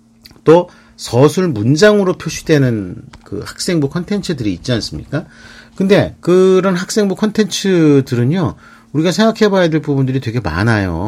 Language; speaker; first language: Korean; native; Korean